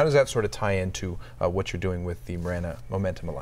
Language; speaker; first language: English; native; English